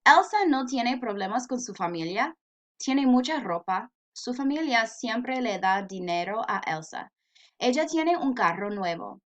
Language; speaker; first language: Spanish; non-native, fluent; English